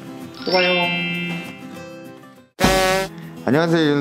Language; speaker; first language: Korean; native; Korean